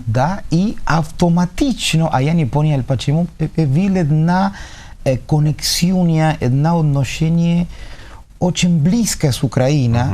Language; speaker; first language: Russian; non-native, learner; Spanish